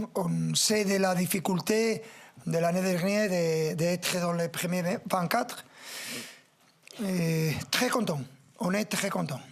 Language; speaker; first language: French; non-native, fluent; Spanish